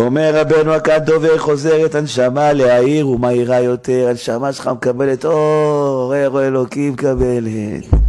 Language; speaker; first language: Hebrew; native; Hebrew